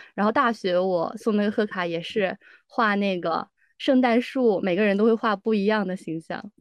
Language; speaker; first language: Chinese; native; Chinese